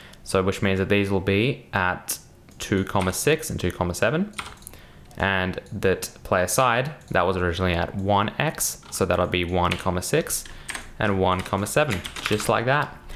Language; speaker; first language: English; early bilingual, other home language; Russian